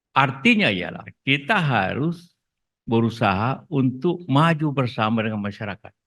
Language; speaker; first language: Indonesian; non-native, local second language; Buginese